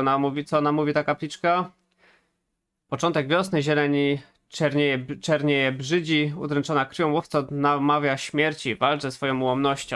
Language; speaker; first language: Polish; native; Polish